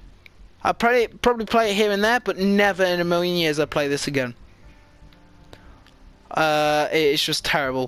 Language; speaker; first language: English; native; English